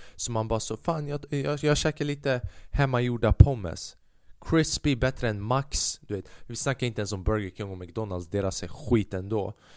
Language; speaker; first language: Swedish; early bilingual, other home language; Albanian